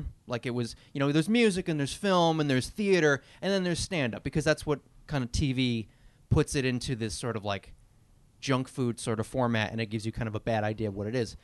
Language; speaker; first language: English; native; English